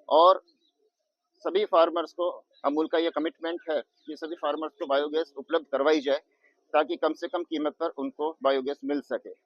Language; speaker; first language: Hindi; non-native, local second language; Gujarati